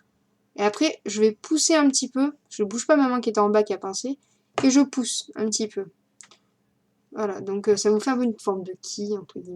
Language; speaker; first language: French; native; French